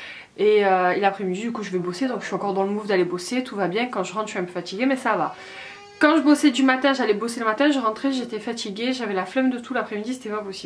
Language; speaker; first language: French; native; French